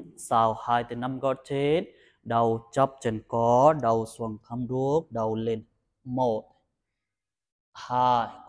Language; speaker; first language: Vietnamese; non-native, learner; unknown